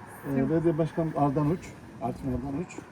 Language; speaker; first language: Turkish; native; Turkish